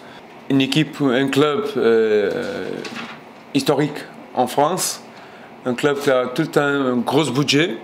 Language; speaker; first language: French; non-native, fluent; Portuguese